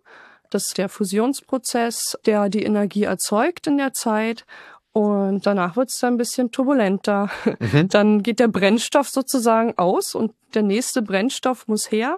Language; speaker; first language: German; native; German